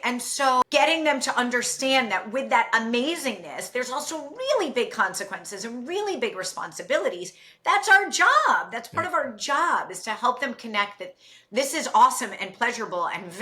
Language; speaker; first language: English; native; English